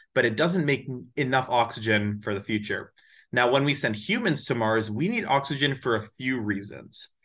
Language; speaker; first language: English; native; English